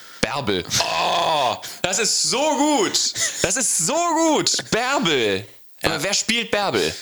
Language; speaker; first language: German; native; German